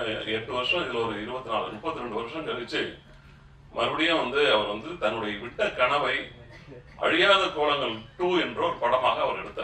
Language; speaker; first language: Tamil; native; Tamil